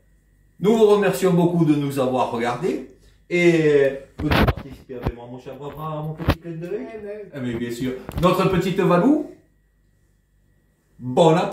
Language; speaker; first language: French; native; French